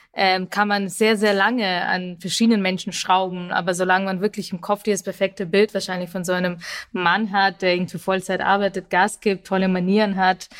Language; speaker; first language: German; early bilingual, other home language; Russian